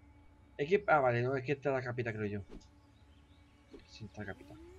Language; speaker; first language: Spanish; native; Spanish